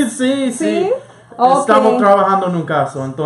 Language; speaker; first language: Spanish; non-native, fluent; English